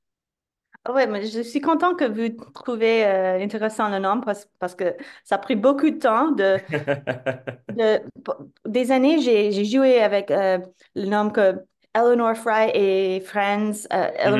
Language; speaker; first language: French; non-native, fluent; English